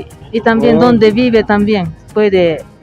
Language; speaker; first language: Spanish; non-native, learner; Japanese